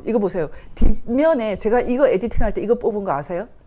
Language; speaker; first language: Korean; native; Korean